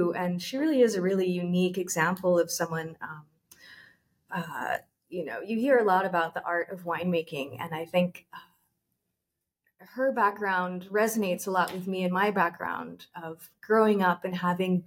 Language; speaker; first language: English; native; English